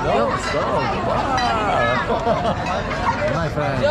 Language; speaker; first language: English; non-native, learner; Czech